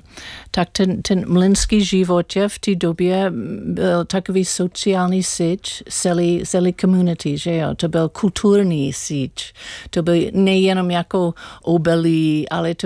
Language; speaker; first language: Czech; non-native, learner; English